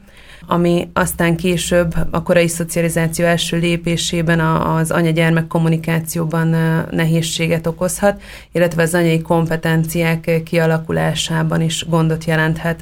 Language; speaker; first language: Hungarian; native; Hungarian